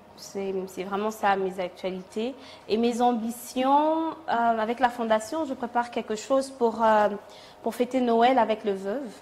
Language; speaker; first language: French; non-native, local second language; Swahili